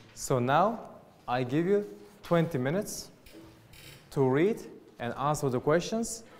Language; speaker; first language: English; non-native, fluent; Uzbek